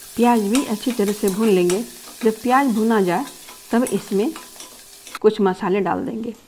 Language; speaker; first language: Hindi; native; Hindi